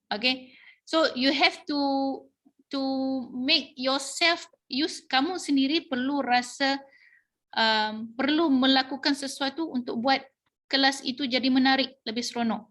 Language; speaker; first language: Malay; native; Malay